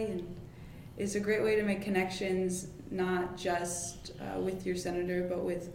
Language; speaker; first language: English; native; English